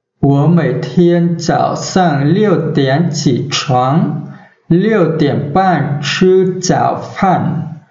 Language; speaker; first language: Chinese; non-native, fluent; Vietnamese